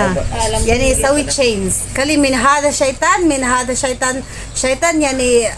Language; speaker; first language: Arabic; non-native, learner; Filipino